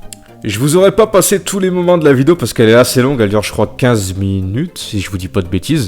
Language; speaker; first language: French; native; French